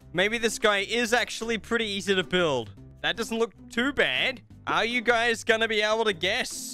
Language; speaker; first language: English; native; English